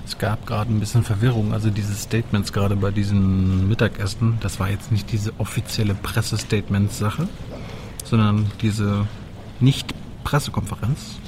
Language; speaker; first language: German; native; German